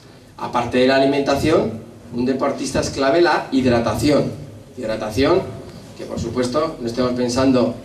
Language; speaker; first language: Spanish; native; Spanish